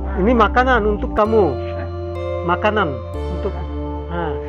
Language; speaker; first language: Indonesian; non-native, learner; Bangla